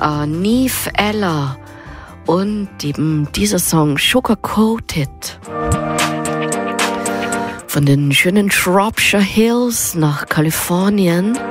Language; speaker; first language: German; native; German